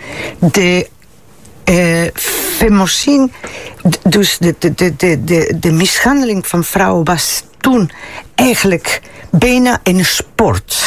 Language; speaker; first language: Dutch; non-native, fluent; Spanish